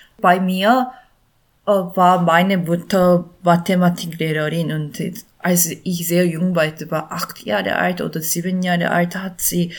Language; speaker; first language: German; non-native, learner; Korean